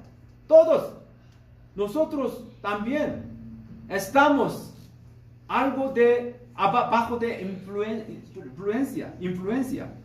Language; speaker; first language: Spanish; non-native, fluent; Korean